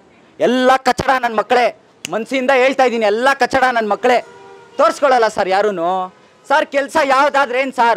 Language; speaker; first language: Kannada; native; Kannada